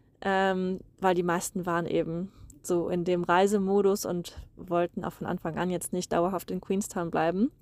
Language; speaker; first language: German; native; German